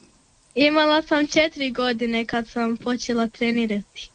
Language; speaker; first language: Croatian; early bilingual, heritage; Serbian